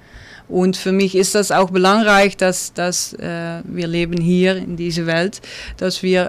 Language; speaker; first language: German; non-native, learner; Dutch